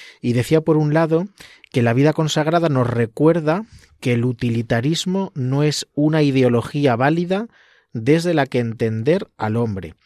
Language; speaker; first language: Spanish; native; Spanish